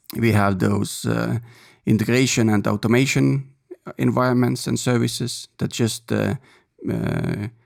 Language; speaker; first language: English; non-native, fluent; Estonian